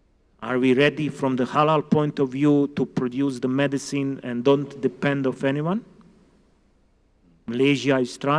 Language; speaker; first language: English; non-native, fluent; Bosnian